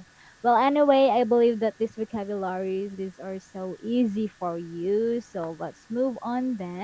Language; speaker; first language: English; non-native, fluent; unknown